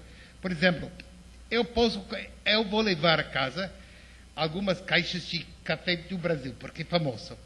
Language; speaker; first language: Portuguese; non-native, fluent; English